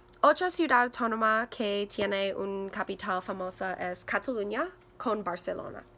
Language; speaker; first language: Spanish; non-native, learner; English